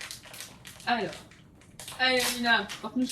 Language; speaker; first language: French; native; French